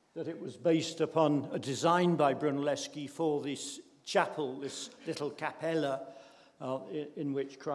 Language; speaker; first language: English; native; English